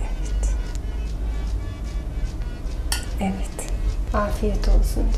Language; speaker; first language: Turkish; native; Turkish